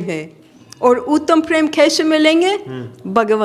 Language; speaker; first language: Hindi; non-native, fluent; English